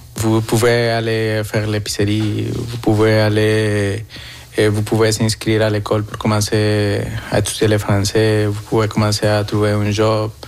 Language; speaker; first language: French; non-native, fluent; Spanish